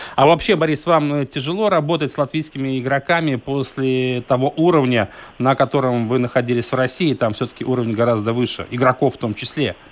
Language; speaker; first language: Russian; native; Russian